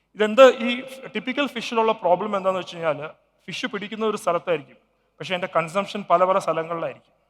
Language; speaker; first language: Malayalam; early bilingual, heritage; Malayalam